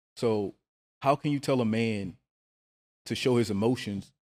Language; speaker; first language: English; native; English